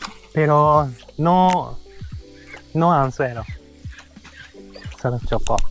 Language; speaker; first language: Spanish; non-native, learner; Japanese